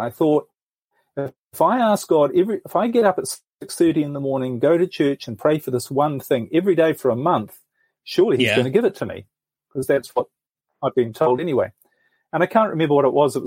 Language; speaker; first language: English; native; English